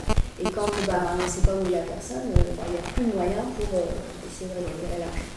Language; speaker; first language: French; native; French